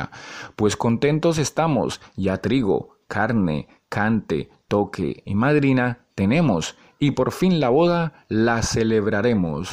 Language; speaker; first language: Spanish; native; Spanish